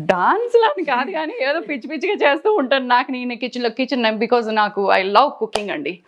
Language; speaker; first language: Telugu; native; Telugu